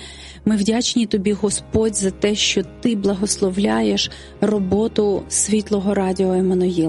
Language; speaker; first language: Ukrainian; native; Ukrainian